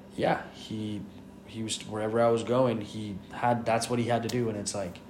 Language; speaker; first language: English; non-native, fluent; Spanish